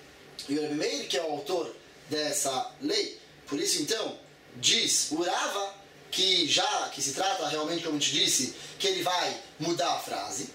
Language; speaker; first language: Portuguese; native; Portuguese